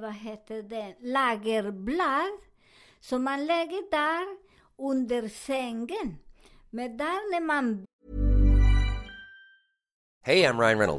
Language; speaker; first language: Swedish; non-native, learner; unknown